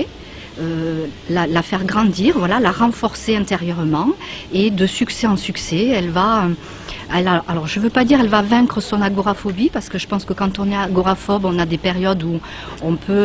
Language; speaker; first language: French; native; French